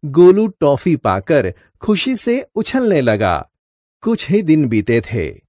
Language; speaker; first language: Hindi; non-native, local second language; Gujarati